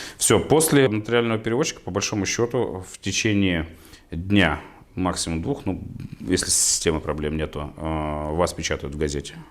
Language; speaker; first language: Russian; native; Russian